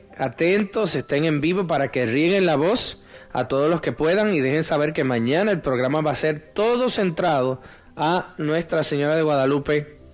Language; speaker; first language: Spanish; native; Spanish